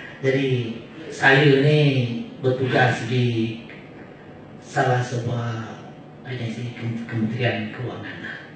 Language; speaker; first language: Malay; native; Malay